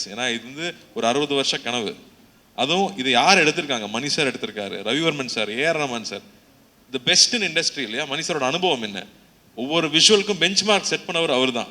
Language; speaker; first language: Tamil; native; Tamil